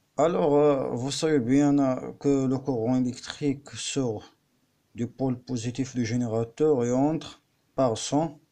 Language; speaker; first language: French; non-native, local second language; Arabic